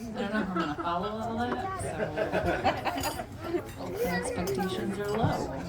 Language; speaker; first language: English; native; English